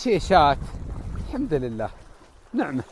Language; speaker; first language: Arabic; native; Arabic